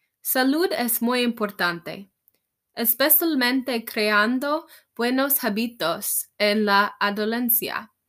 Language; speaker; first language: Spanish; non-native, learner; English